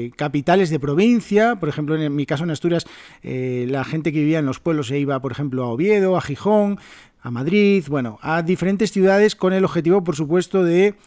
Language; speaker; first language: Spanish; native; Spanish